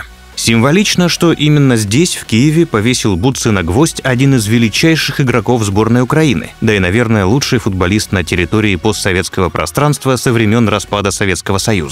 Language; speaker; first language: Russian; native; Russian